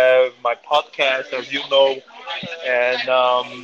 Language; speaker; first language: English; non-native, fluent; Portuguese